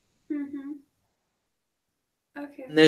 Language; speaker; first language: German; non-native, learner; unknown